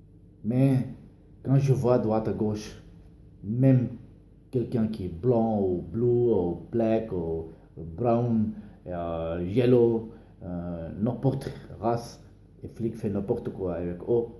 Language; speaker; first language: French; non-native, learner; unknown